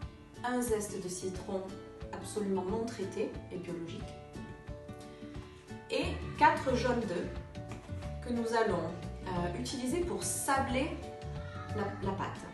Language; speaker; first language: French; native; French